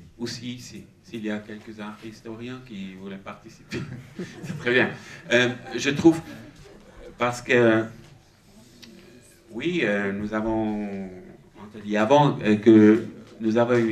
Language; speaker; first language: French; non-native, learner; German